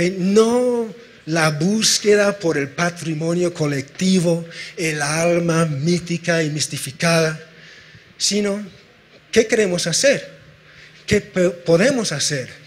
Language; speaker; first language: Spanish; non-native, fluent; English